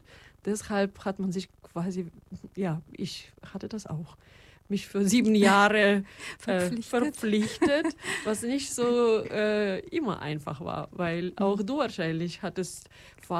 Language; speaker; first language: German; non-native, fluent; Russian